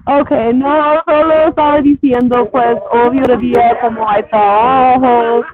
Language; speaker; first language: Spanish; non-native, fluent; English